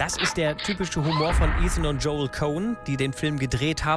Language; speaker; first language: German; native; German